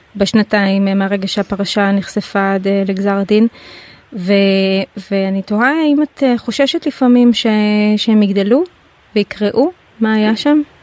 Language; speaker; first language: Hebrew; native; Hebrew